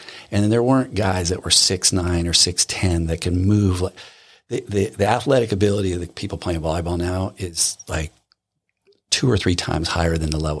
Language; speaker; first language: English; native; English